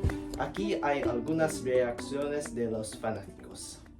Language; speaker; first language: Spanish; non-native, learner; English